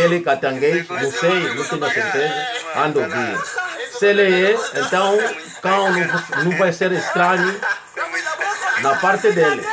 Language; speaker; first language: Portuguese; non-native, local second language; Kongo